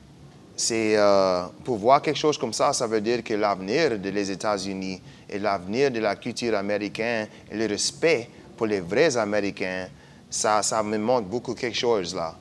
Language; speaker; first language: French; non-native, fluent; English